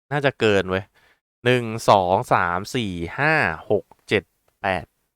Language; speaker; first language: Thai; native; Thai